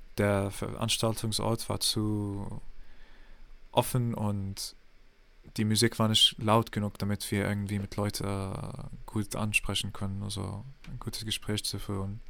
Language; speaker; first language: German; non-native, fluent; English